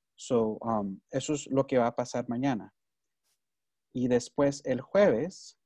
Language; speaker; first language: Spanish; early bilingual, heritage; Spanish